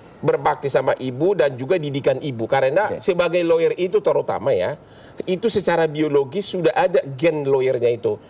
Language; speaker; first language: Indonesian; native; Indonesian